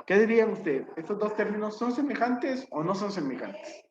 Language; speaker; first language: Spanish; native; Spanish